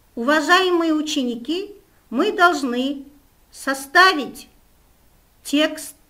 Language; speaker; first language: Russian; non-native, local second language; Kazakh